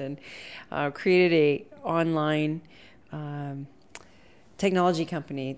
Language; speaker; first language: English; native; English